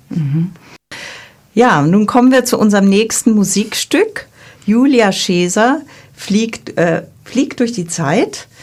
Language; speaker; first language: German; native; German